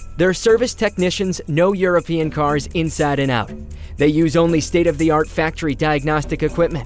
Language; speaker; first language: English; native; English